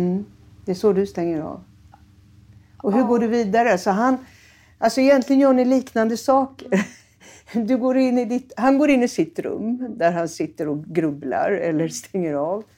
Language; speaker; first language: Swedish; native; Swedish